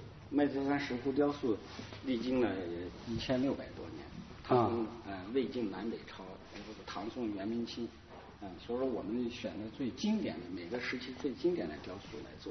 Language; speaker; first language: Chinese; native; Chinese